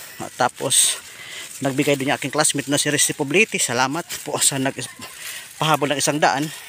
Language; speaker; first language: Filipino; non-native, local second language; Iloko